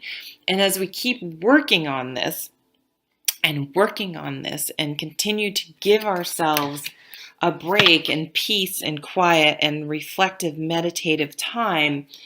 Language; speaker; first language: English; native; English